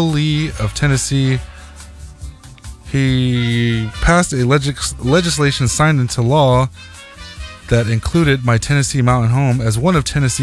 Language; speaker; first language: English; native; English